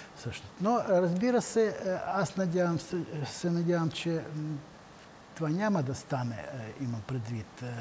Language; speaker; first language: Bulgarian; non-native, fluent; Ukrainian